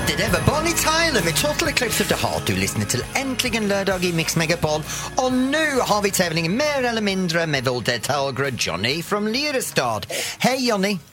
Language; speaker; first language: Swedish; non-native, fluent; English